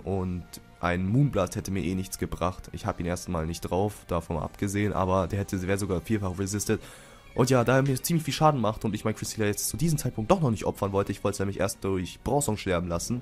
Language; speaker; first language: German; native; German